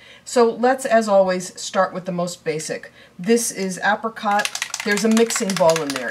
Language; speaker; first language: English; native; English